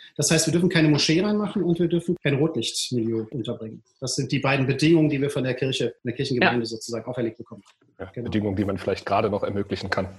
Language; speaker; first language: German; native; German